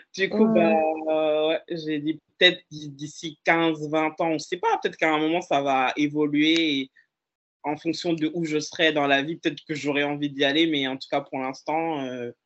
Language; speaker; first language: French; native; French